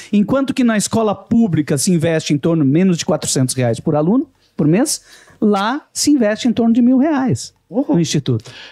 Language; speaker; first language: Portuguese; native; Portuguese